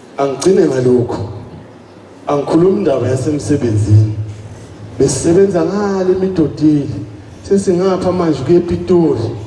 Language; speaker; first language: Zulu; native; Zulu